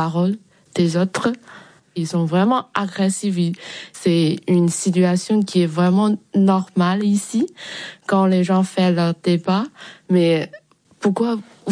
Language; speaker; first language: French; non-native, fluent; Chinese